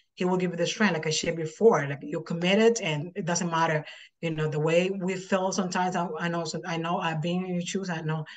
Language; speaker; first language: English; non-native, fluent; Spanish